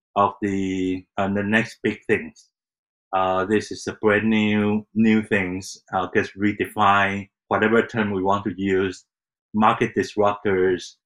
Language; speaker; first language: English; non-native, fluent; Chinese